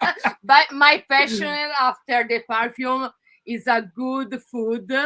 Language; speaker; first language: English; non-native, learner; Italian